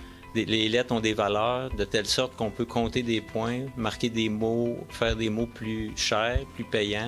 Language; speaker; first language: French; native; French